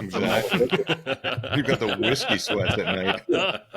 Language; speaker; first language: English; native; English